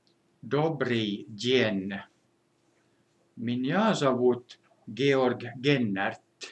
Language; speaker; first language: Russian; non-native, fluent; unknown